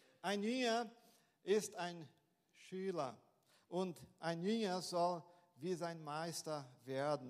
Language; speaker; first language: German; non-native, fluent; Portuguese